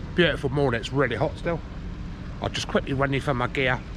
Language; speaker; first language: English; native; English